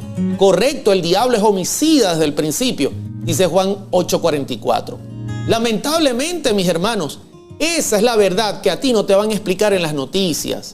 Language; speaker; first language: Spanish; native; Spanish